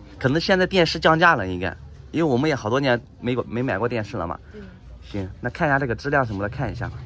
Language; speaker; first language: Chinese; native; Chinese